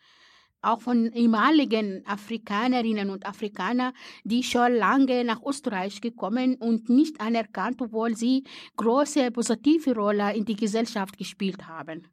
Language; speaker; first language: German; non-native, fluent; Arabic